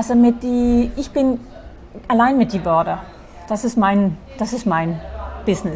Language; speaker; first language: German; non-native, fluent; Danish